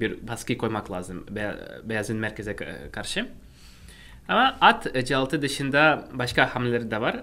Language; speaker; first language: Turkish; non-native, fluent; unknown